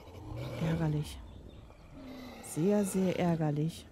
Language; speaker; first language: German; native; German